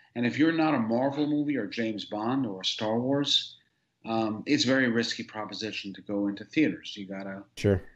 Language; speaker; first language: English; native; English